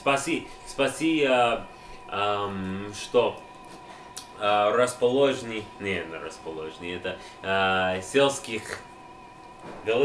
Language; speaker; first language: Russian; non-native, learner; English